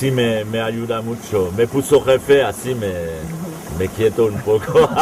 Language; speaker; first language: Spanish; non-native, fluent; French